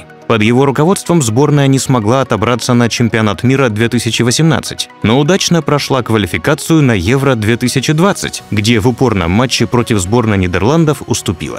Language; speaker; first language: Russian; native; Russian